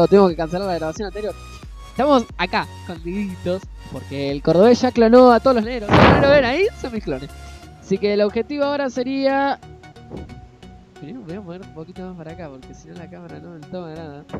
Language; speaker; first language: Spanish; native; Spanish